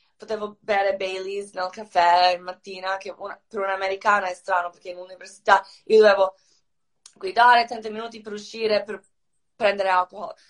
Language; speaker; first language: Italian; non-native, fluent; Croatian